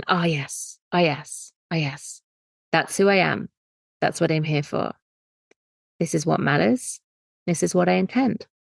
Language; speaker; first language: English; native; English